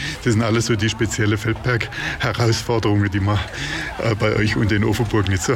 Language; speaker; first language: German; native; German